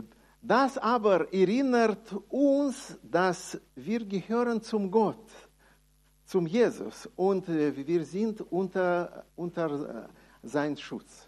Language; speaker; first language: German; non-native, fluent; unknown